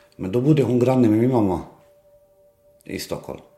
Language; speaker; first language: Swedish; early bilingual, other home language; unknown